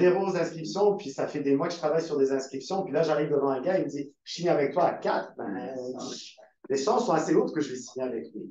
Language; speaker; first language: French; native; French